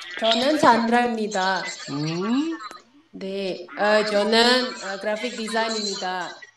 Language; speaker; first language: Korean; non-native, learner; Indonesian